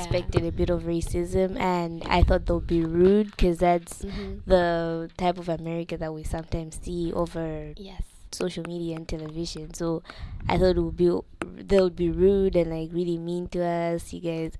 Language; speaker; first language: English; non-native, local second language; Nyanja